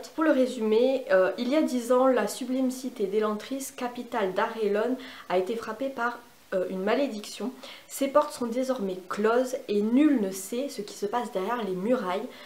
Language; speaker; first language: French; native; French